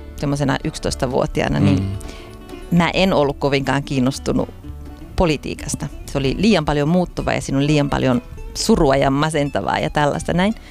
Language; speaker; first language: Finnish; early bilingual, heritage; Finnish